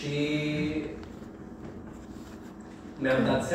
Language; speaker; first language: Romanian; non-native, learner; English